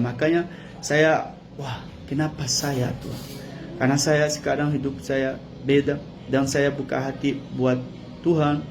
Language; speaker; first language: Indonesian; non-native, learner; Portuguese